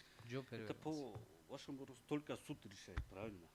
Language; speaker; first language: Russian; non-native, local second language; Kyrgyz